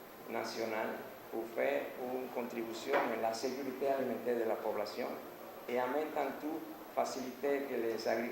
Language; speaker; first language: Haitian Creole; non-native, learner; Spanish